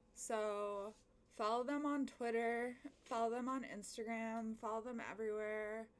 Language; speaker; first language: English; native; English